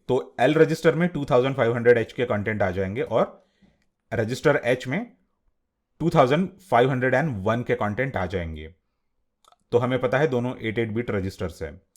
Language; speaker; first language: Hindi; non-native, local second language; Marathi